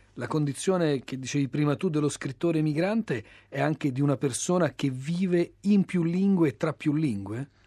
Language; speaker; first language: Italian; native; Italian